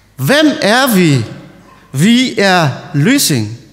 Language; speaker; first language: Danish; non-native, learner; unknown